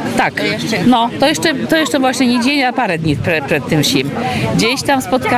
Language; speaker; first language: Polish; non-native, local second language; Belarusian